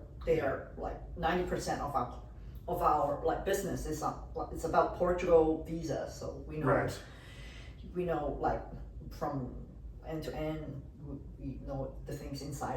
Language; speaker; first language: English; non-native, fluent; Portuguese